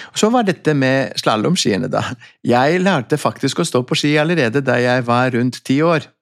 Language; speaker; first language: Norwegian; non-native, fluent; Greek